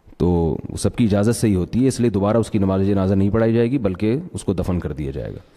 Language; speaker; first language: Urdu; native; Urdu